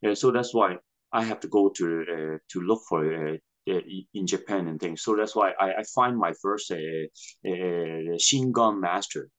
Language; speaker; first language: English; non-native, local second language; Cantonese